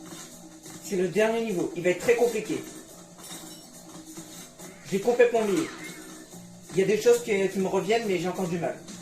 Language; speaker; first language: French; native; French